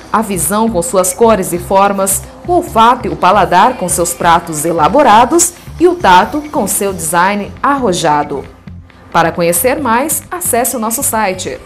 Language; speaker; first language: Portuguese; native; Portuguese